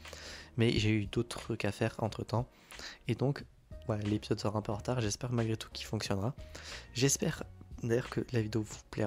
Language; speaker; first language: French; native; French